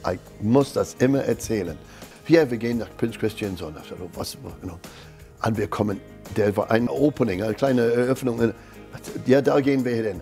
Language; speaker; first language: German; non-native, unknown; English